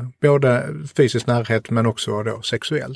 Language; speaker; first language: Swedish; native; Swedish